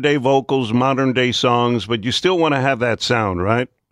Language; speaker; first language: English; early bilingual, other home language; Spanish